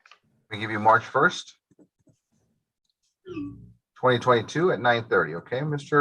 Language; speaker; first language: English; native; English